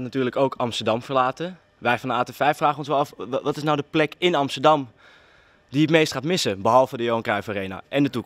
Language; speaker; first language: Dutch; native; Dutch